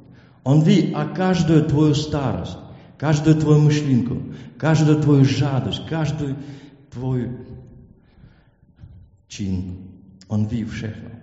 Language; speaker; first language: Czech; non-native, learner; Ukrainian